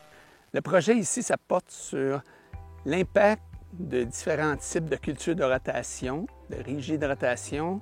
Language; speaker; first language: French; native; French